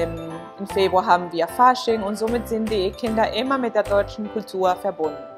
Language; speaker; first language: German; non-native, fluent; Spanish